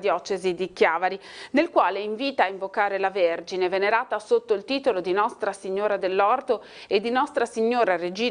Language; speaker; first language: Italian; native; Italian